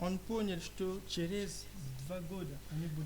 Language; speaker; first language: Russian; non-native, learner; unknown